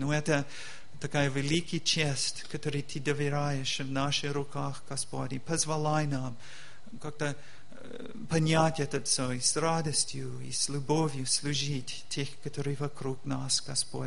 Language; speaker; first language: Russian; non-native, learner; English